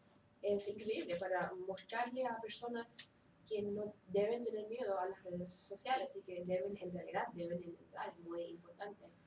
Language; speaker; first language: Spanish; early bilingual, heritage; Spanish